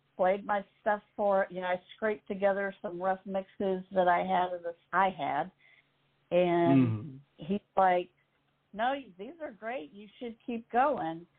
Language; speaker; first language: English; native; English